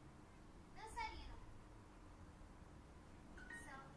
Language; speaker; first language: Portuguese; non-native, learner; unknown